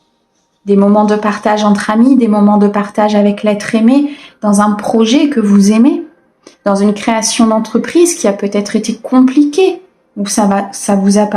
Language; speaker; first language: French; native; French